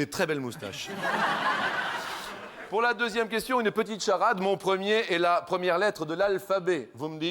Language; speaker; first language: French; native; French